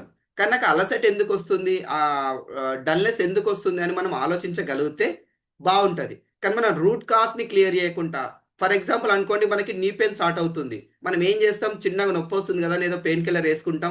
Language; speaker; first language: Telugu; native; Telugu